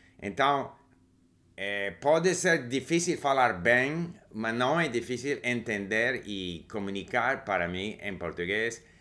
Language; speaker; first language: Portuguese; non-native, learner; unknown